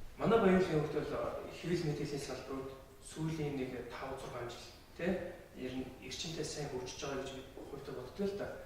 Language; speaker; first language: Mongolian; non-native, local second language; Kazakh